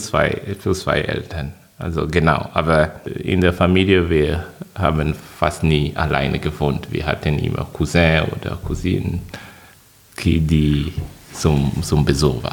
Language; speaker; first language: German; non-native, fluent; French